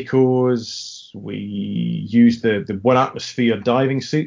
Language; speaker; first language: English; native; English